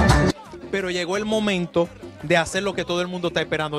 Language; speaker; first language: Spanish; native; Spanish